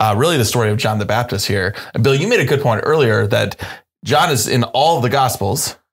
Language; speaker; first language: English; native; English